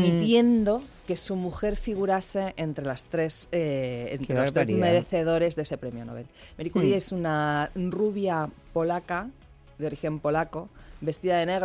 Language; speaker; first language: Spanish; native; Spanish